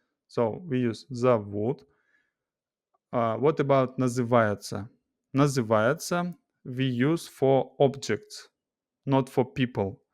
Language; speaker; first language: English; non-native, fluent; Russian